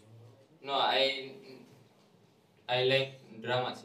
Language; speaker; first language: English; non-native, learner; Gujarati